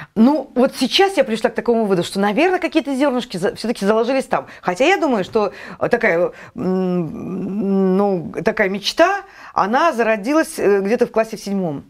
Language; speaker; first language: Russian; native; Russian